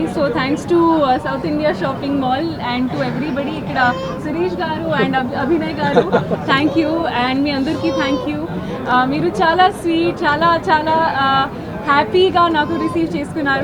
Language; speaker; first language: Telugu; non-native, fluent; Hindi